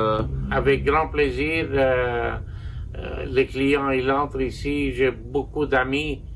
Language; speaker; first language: French; non-native, local second language; Armenian